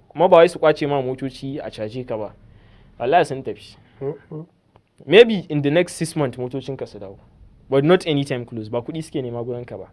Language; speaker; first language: Hausa; native; Hausa